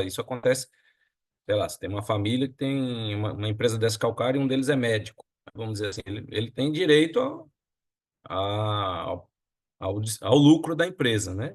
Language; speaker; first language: Portuguese; native; Portuguese